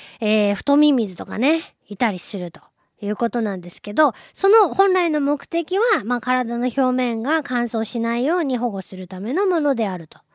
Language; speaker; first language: Japanese; native; Japanese